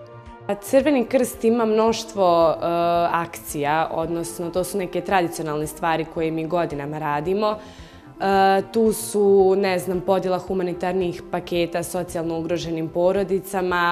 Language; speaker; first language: Croatian; native; Croatian